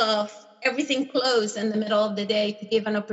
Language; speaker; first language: English; non-native, fluent; Spanish